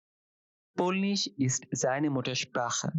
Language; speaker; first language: German; non-native, fluent; Bangla